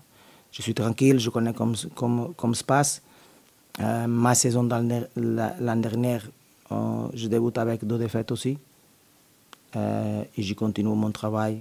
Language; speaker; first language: French; non-native, learner; Portuguese